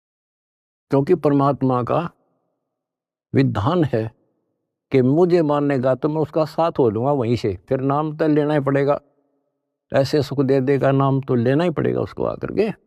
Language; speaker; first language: Hindi; native; Hindi